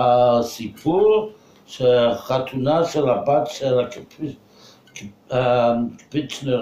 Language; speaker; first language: Hebrew; non-native, fluent; English